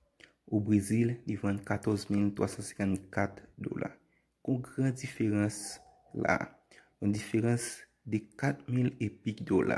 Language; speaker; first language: French; non-native, local second language; Haitian Creole